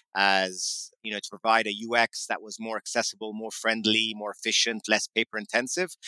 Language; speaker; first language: English; native; English